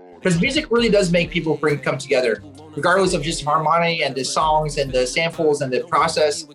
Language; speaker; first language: English; native; English